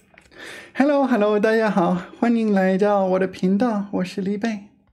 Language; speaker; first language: Chinese; non-native, fluent; English